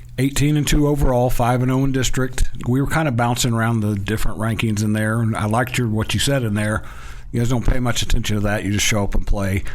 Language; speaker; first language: English; native; English